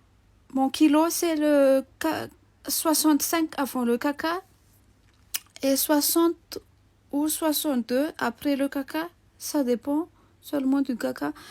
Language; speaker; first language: French; non-native, local second language; Malagasy